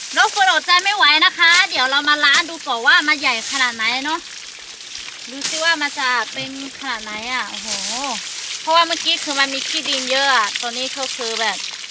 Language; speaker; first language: Thai; non-native, local second language; Lahu